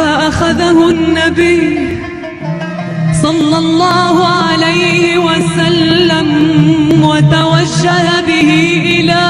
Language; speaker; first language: Arabic; non-native, fluent; Indonesian